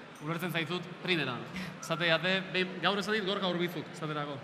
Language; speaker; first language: Basque; native; Basque